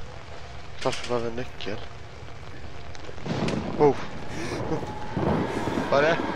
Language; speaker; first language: Swedish; native; Swedish